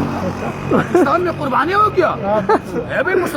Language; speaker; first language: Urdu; non-native, local second language; Pashto